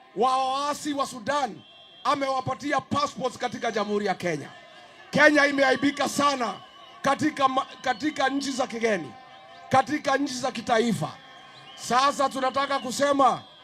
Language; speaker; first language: Swahili; non-native, local second language; Kikuyu